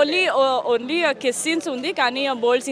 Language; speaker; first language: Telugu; non-native, learner; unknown